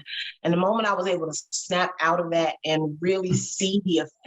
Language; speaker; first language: English; native; English